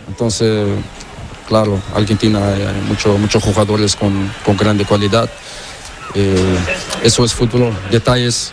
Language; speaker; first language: Spanish; non-native, learner; Portuguese